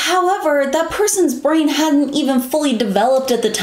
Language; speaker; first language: English; native; English